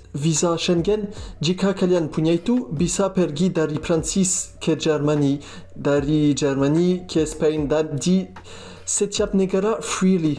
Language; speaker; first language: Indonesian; non-native, learner; French